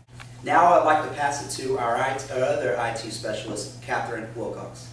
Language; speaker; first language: English; native; English